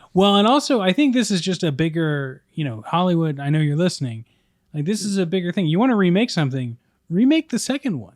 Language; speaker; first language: English; native; English